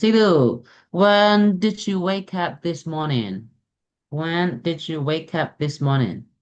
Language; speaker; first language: English; non-native, fluent; Burmese